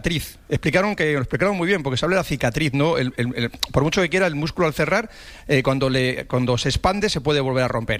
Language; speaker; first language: Spanish; native; Spanish